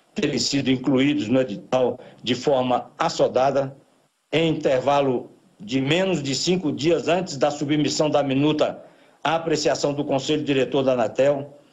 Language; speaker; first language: Portuguese; native; Portuguese